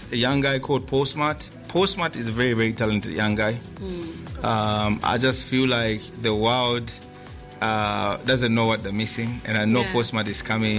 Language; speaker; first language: English; non-native, local second language; Nyanja